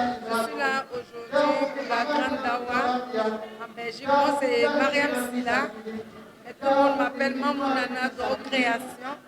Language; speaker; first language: French; non-native, local second language; Dyula